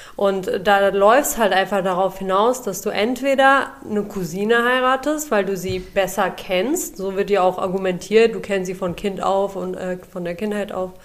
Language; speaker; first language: German; early bilingual, other home language; Urdu